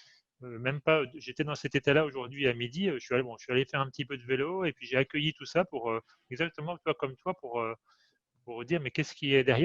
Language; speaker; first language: French; native; French